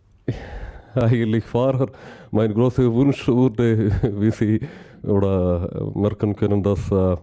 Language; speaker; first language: German; non-native, learner; Malayalam